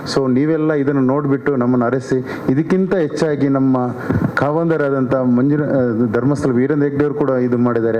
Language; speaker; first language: Kannada; non-native, local second language; Tulu